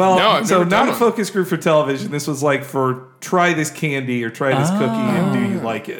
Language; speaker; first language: English; native; English